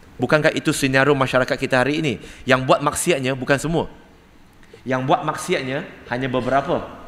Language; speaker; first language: Malay; non-native, local second language; Cantonese